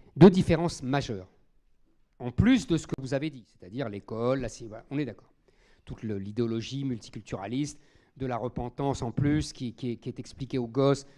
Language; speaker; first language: French; native; French